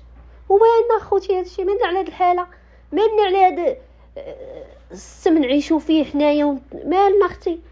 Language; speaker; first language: Arabic; native; Arabic